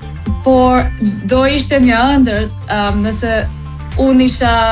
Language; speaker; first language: Albanian; non-native, learner; English